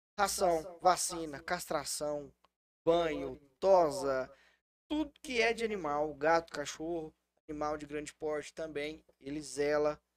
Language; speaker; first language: Portuguese; native; Portuguese